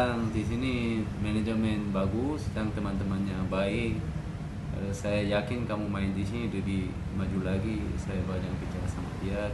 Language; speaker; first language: Indonesian; non-native, fluent; Korean